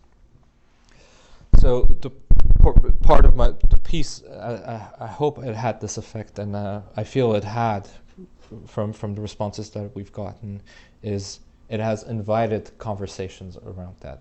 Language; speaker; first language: English; native; English